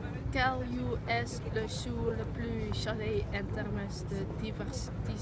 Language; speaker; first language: French; non-native, learner; Dutch